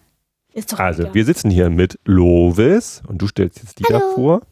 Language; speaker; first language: German; native; German